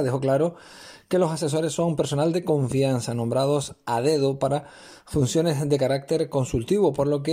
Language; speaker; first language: Spanish; native; Spanish